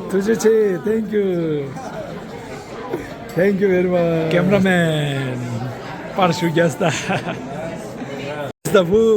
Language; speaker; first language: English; non-native, learner; Tibetan